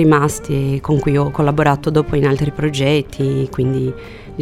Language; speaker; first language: Italian; non-native, fluent; Portuguese